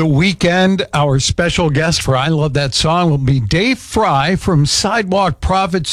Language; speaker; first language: English; native; English